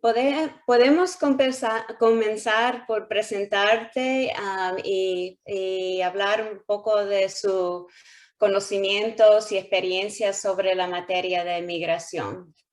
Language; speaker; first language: Spanish; early bilingual, heritage; Spanish